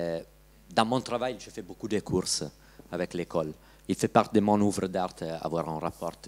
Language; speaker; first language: French; non-native, learner; Italian